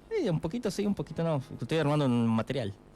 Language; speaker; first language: Spanish; native; Spanish